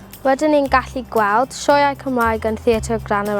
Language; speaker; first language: Welsh; non-native, local second language; English